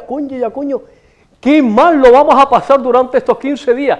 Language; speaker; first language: Spanish; native; Spanish